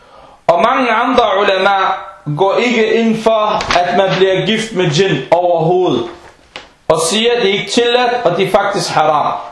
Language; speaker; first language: Danish; non-native, fluent; Arabic